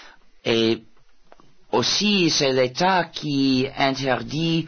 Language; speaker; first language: French; non-native, fluent; English